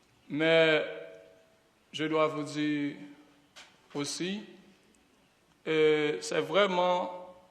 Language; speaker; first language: French; non-native, local second language; Haitian Creole